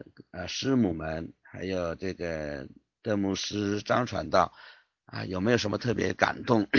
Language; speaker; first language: Chinese; native; Chinese